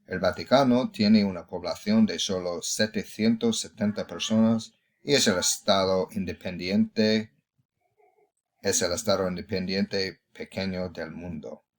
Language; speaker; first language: Spanish; non-native, fluent; English